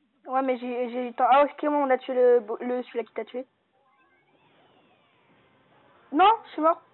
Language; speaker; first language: French; native; French